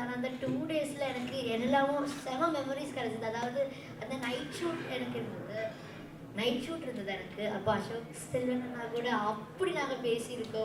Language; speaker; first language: Tamil; non-native, learner; Malayalam